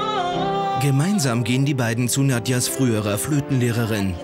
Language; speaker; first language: German; native; German